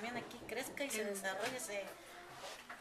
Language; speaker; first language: Spanish; native; Spanish